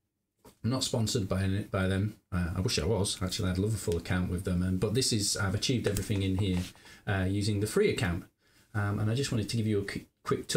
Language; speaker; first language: English; native; English